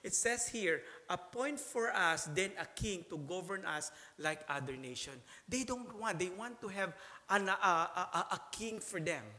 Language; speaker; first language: English; non-native, local second language; Filipino